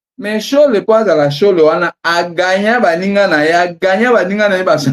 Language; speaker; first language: Lingala; native; Lingala